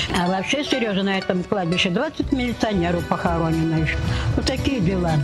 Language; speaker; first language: Russian; native; Russian